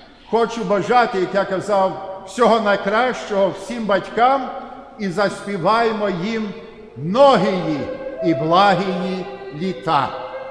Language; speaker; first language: Ukrainian; early bilingual, heritage; Ukrainian